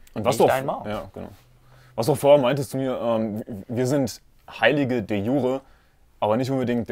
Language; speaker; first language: German; native; German